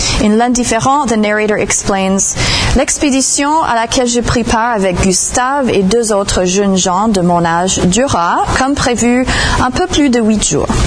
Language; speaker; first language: French; non-native, fluent; English